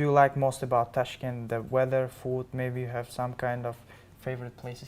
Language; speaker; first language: English; non-native, learner; Uzbek